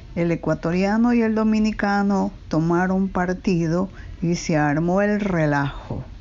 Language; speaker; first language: Spanish; native; Spanish